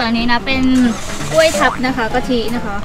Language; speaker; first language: Thai; native; Thai